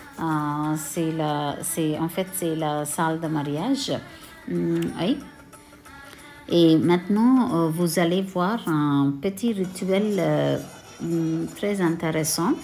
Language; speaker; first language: French; non-native, local second language; Tamil